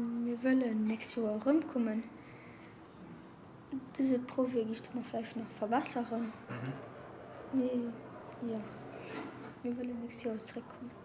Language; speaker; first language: German; non-native, learner; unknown